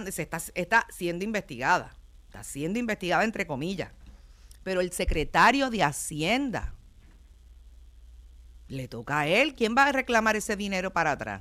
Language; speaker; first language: Spanish; native; Spanish